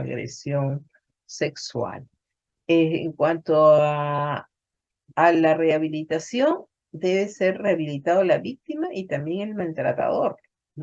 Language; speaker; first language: Spanish; native; Spanish